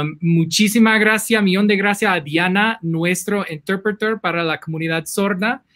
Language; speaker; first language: Spanish; non-native, fluent; English